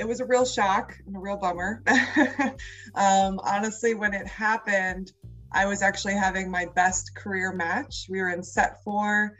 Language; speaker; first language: English; native; English